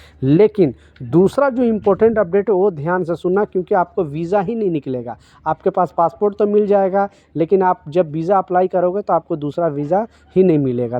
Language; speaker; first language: Hindi; native; Hindi